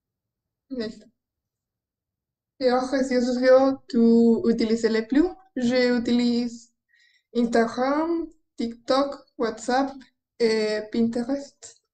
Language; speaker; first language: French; non-native, learner; Spanish